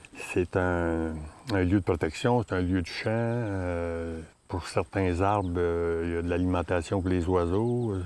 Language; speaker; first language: French; native; French